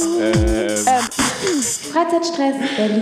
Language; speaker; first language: German; native; German